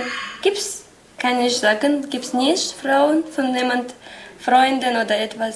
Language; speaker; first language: German; non-native, learner; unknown